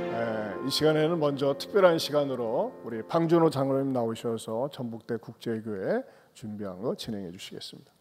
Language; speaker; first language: Korean; native; Korean